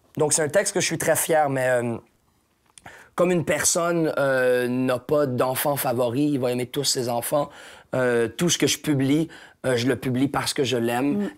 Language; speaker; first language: French; native; French